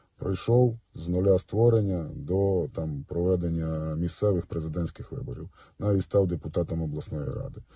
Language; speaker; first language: Ukrainian; non-native, local second language; Russian